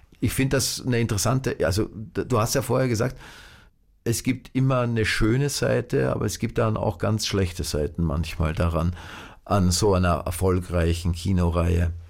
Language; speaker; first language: German; native; German